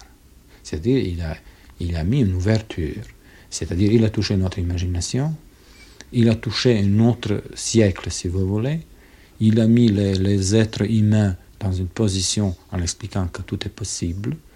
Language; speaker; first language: French; non-native, fluent; Croatian